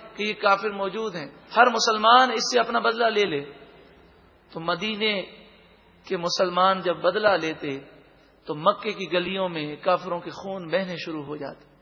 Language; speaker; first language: Urdu; native; Urdu